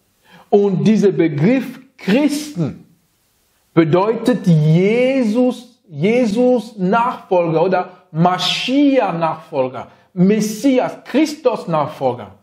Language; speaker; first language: German; non-native, fluent; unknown